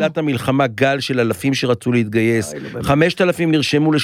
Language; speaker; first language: Hebrew; native; Hebrew